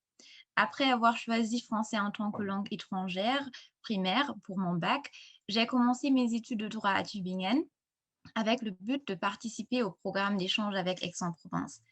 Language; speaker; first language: French; non-native, fluent; German